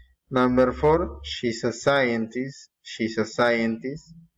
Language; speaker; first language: English; non-native, fluent; Spanish